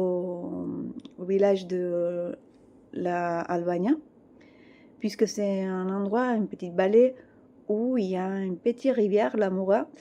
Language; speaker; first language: French; non-native, fluent; Catalan